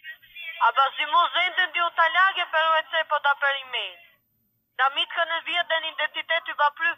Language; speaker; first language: German; non-native, learner; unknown